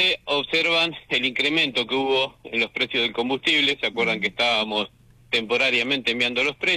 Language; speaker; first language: Spanish; native; Spanish